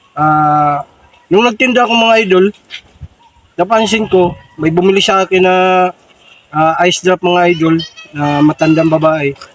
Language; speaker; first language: Filipino; native; Filipino